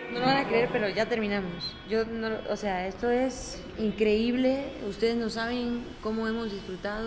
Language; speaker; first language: Spanish; early bilingual, other home language; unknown